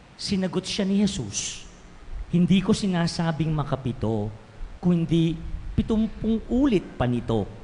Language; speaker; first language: Filipino; non-native, local second language; Pampanga